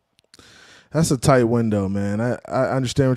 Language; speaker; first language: English; native; English